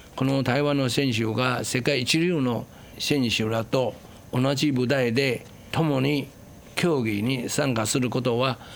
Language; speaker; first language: Japanese; non-native, fluent; Chinese